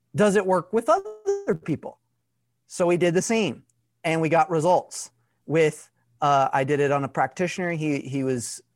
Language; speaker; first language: English; native; English